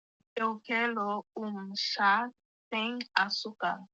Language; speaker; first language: Portuguese; non-native, learner; Haitian Creole